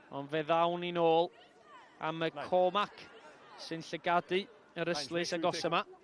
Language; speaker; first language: Welsh; native; Welsh